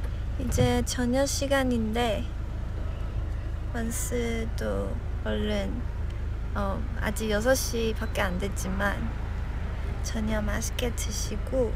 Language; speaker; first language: Korean; non-native, fluent; Chinese